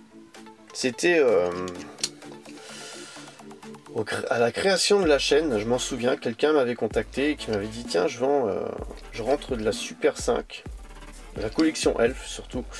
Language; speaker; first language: French; native; French